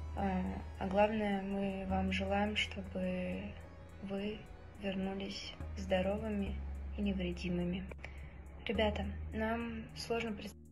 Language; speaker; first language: Russian; native; Russian